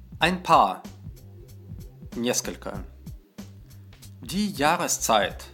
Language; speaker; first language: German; non-native, fluent; Russian